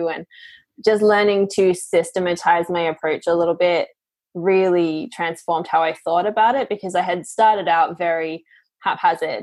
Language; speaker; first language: English; native; English